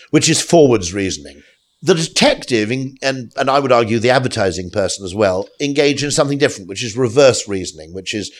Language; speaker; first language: English; native; English